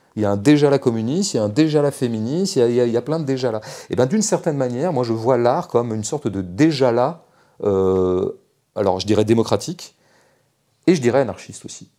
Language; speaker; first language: French; native; French